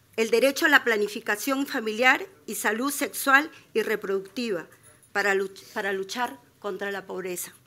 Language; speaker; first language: Spanish; native; Spanish